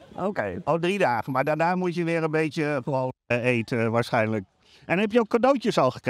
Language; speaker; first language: Dutch; native; Dutch